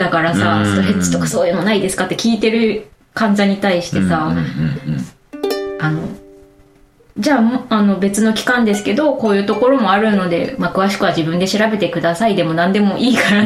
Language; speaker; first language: Japanese; native; Japanese